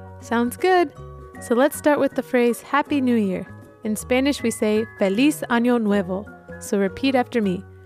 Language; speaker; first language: English; native; English